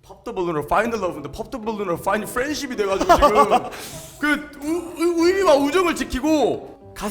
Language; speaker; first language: Korean; native; Korean